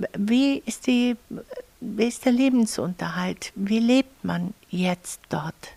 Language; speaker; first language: German; native; German